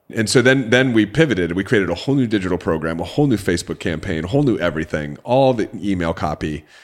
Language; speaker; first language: English; native; English